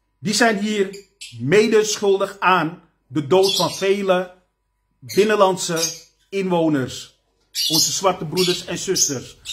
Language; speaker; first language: Dutch; native; Dutch